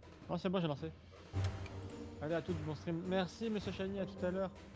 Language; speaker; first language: French; native; French